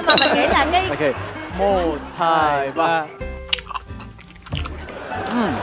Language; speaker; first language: Vietnamese; non-native, learner; Russian